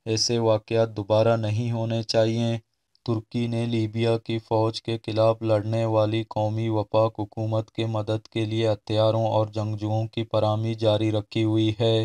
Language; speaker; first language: Urdu; non-native, local second language; Baluchi